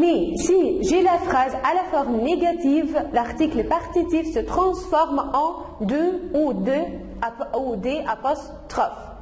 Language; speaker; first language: French; non-native, fluent; Arabic